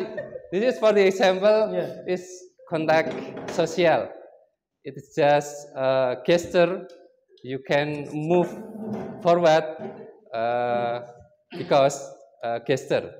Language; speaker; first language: English; non-native, learner; Indonesian